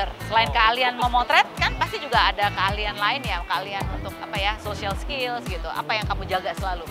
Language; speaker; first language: Indonesian; native; Indonesian